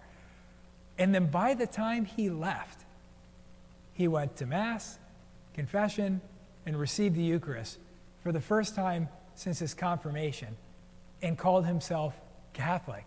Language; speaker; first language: English; native; English